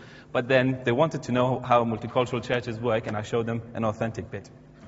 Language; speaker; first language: English; non-native, fluent; Persian